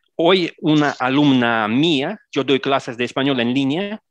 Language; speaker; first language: Spanish; non-native, fluent; Russian